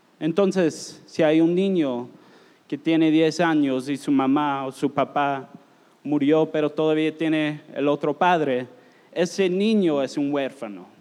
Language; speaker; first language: Spanish; non-native, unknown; English